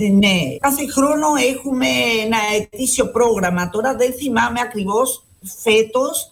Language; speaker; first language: Greek; non-native, fluent; Spanish